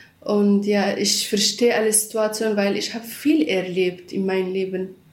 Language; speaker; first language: German; non-native, learner; Kurdish